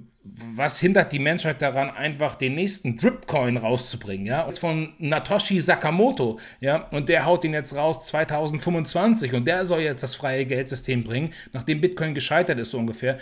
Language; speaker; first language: German; native; German